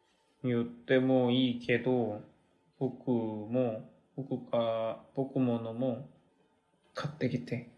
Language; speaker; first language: Japanese; non-native, learner; Korean